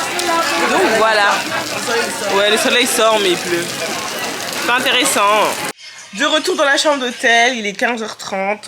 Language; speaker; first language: French; native; French